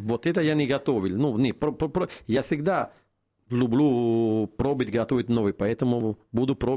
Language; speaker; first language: Russian; non-native, fluent; Italian